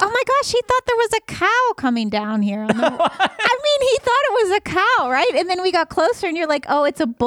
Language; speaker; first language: English; native; English